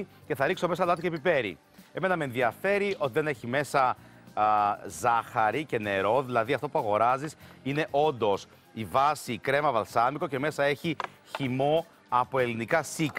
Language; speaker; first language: Greek; native; Greek